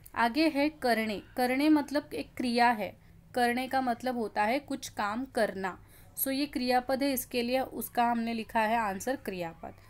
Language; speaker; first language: Hindi; non-native, local second language; Marathi